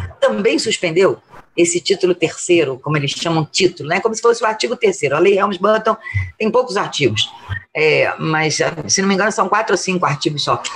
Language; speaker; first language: Portuguese; native; Portuguese